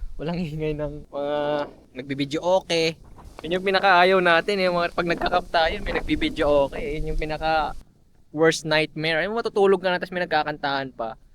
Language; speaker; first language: Filipino; non-native, local second language; Cebuano